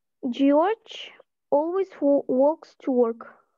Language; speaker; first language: English; non-native, learner; Russian